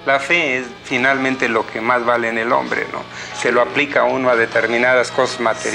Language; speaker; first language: Spanish; native; Spanish